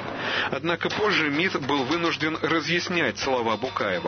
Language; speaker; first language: Russian; native; Russian